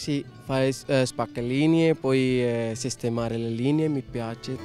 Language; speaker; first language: Italian; non-native, learner; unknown